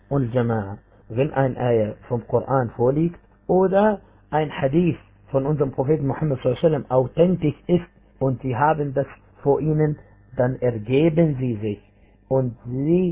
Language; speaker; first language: German; non-native, fluent; Arabic